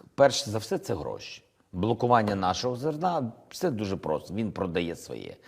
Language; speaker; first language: Ukrainian; non-native, local second language; Russian